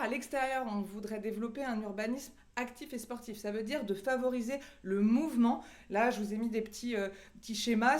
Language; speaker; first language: French; native; French